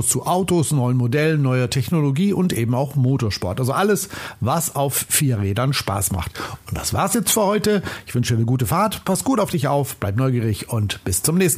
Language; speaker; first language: German; native; German